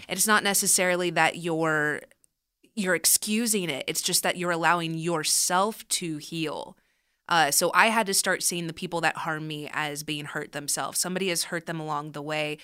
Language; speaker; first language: English; early bilingual, other home language; Spanish